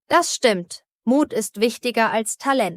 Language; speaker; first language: German; native; German